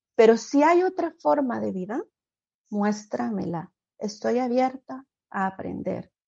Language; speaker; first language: Spanish; native; Spanish